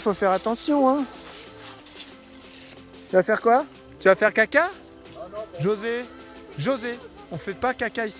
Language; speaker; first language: French; native; French